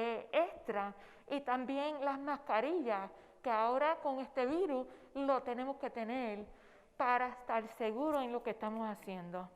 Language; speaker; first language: Spanish; non-native, fluent; English